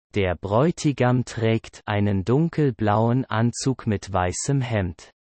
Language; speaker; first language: German; non-native, learner; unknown